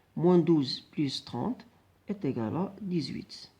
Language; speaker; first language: French; non-native, local second language; Arabic